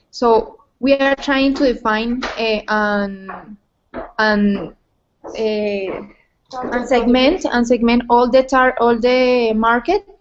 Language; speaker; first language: English; non-native, learner; Spanish